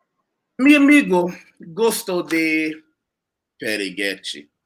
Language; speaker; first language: Portuguese; non-native, learner; English